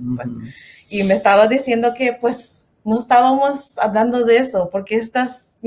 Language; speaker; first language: Spanish; non-native, learner; English